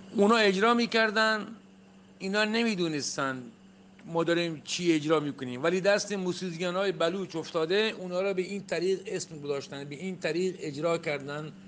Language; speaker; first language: Persian; non-native, local second language; Baluchi